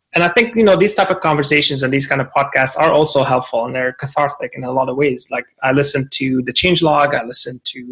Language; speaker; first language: English; non-native, fluent; Arabic